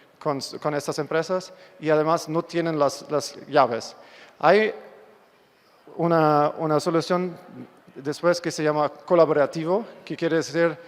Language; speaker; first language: Spanish; non-native, fluent; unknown